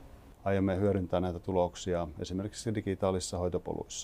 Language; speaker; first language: Finnish; native; Finnish